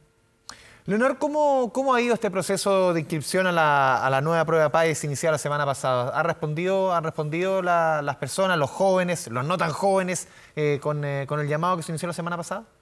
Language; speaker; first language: Spanish; native; Spanish